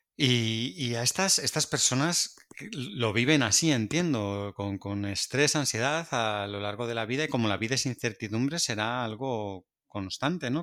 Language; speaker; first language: Spanish; native; Spanish